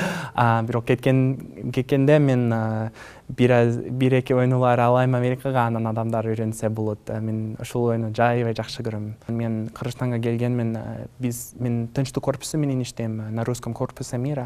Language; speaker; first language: Kyrgyz; non-native, learner; English